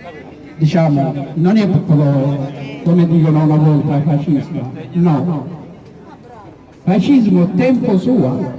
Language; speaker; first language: Italian; non-native, learner; Oromo